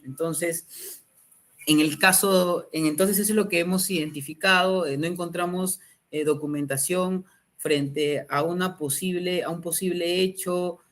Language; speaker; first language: Spanish; native; Spanish